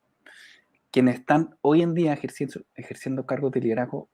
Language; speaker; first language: Spanish; native; Spanish